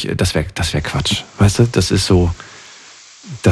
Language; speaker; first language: German; native; German